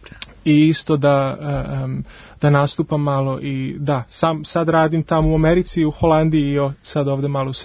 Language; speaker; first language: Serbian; early bilingual, heritage; Serbian